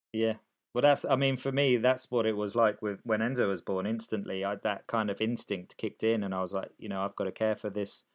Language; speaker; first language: English; native; English